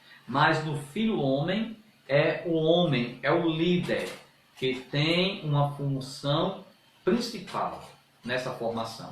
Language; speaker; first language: Portuguese; native; Portuguese